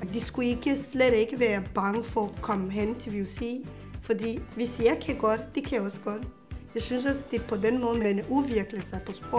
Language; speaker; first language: Danish; non-native, learner; Rundi